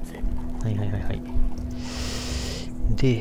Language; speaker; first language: Japanese; native; Japanese